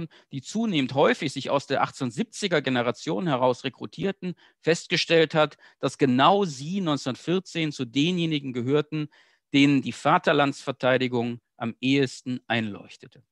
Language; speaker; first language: German; native; German